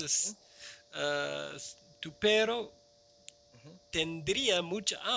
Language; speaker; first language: Spanish; non-native, learner; English